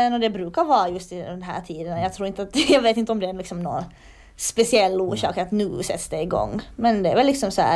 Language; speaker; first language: Swedish; native; Swedish